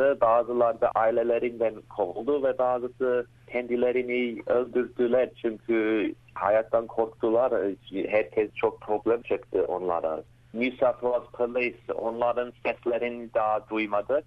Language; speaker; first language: Turkish; early bilingual, heritage; Turkish